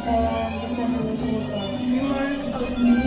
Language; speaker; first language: Dutch; early bilingual, other home language; Persian